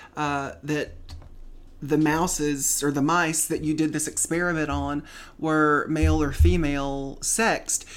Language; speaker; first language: English; native; English